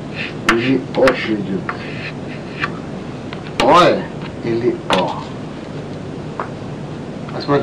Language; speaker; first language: Russian; non-native, learner; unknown